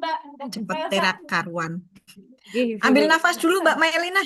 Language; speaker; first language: Indonesian; native; Indonesian